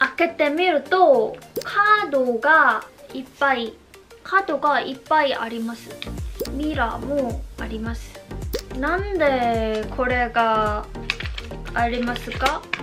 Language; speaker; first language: Japanese; non-native, learner; Korean